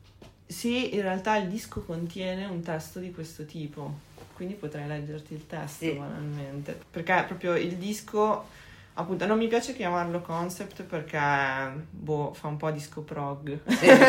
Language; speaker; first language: Italian; native; Italian